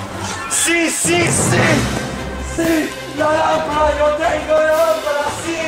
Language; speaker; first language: Spanish; non-native, learner; English